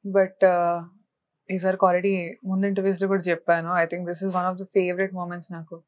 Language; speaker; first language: Telugu; native; Telugu